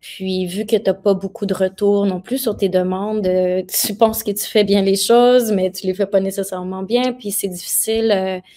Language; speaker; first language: French; native; French